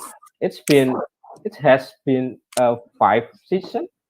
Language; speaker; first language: English; non-native, learner; Indonesian